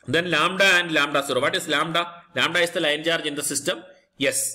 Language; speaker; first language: English; non-native, local second language; Malayalam